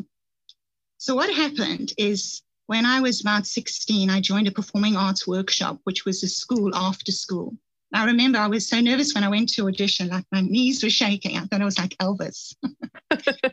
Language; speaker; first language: English; native; English